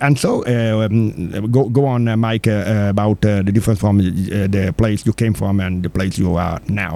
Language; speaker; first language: English; non-native, learner; Italian